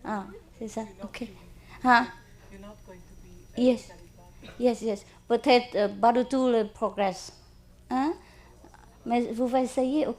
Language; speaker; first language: French; non-native, learner; Vietnamese